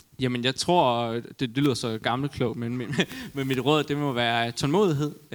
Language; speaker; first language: Danish; native; Danish